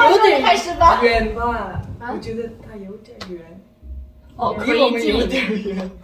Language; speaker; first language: Chinese; non-native, fluent; Mongolian